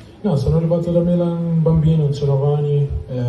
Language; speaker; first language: Italian; non-native, learner; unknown